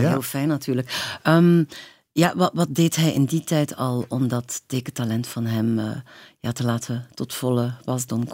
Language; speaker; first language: Dutch; native; Dutch